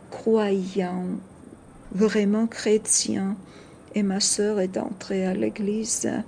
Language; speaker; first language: French; non-native, fluent; Georgian